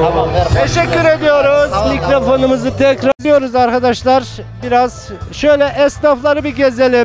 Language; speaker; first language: Turkish; native; Turkish